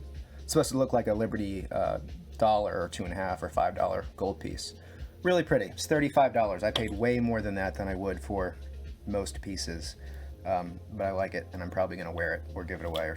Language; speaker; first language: English; native; English